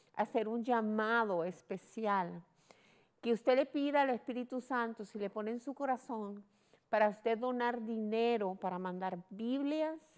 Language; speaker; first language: Spanish; early bilingual, heritage; Spanish